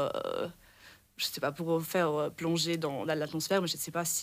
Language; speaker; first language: French; non-native, fluent; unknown